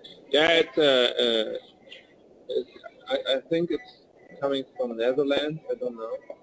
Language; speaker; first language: English; non-native, fluent; German